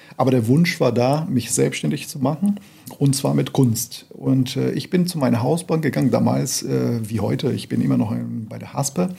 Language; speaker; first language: German; non-native, fluent; Portuguese